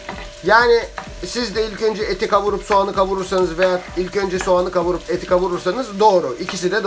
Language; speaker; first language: Turkish; native; Turkish